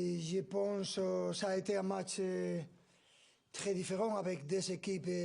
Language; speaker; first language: French; non-native, fluent; Spanish